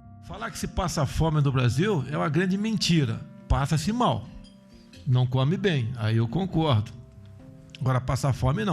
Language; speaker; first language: Portuguese; native; Portuguese